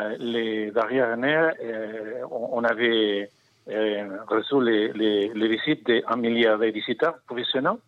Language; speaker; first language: French; non-native, learner; Spanish